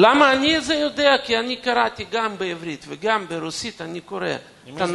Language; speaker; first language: Hebrew; non-native, fluent; Russian